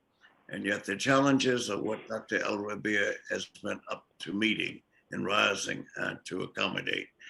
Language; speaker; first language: English; native; English